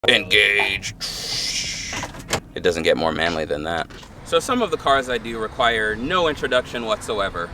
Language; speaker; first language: English; native; English